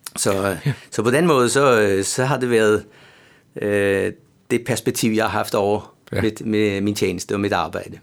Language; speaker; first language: Danish; native; Danish